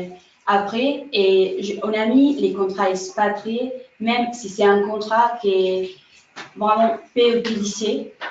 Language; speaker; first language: French; non-native, fluent; Spanish